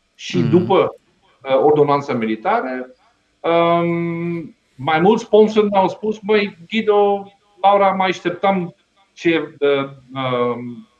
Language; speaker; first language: Romanian; non-native, fluent; Dutch